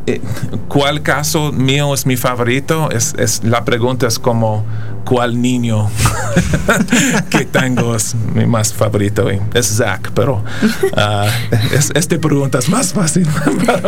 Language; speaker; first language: Spanish; non-native, fluent; English